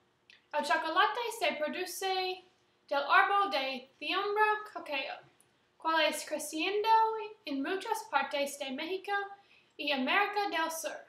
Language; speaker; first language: Spanish; non-native, learner; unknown